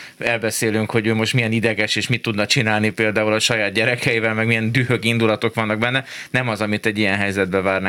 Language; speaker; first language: Hungarian; native; Hungarian